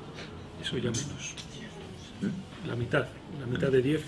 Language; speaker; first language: Spanish; native; Spanish